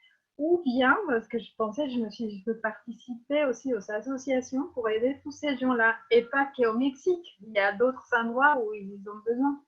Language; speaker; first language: French; non-native, fluent; Spanish